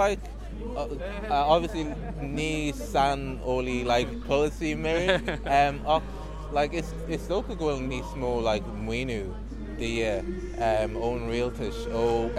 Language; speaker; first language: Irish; non-native, local second language; English